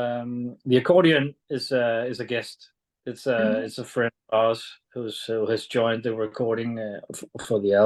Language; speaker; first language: English; non-native, fluent; Danish